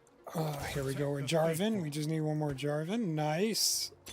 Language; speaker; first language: English; native; English